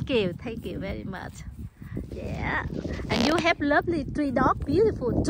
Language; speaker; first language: English; non-native, local second language; Vietnamese